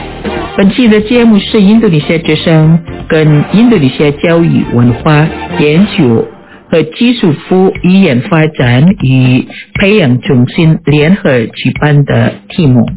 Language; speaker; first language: Chinese; non-native, fluent; Indonesian